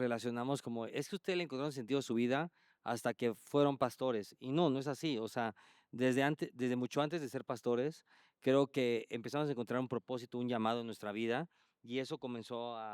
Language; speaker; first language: Spanish; native; Spanish